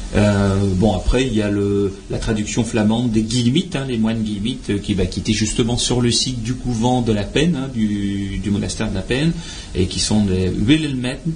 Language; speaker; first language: French; native; French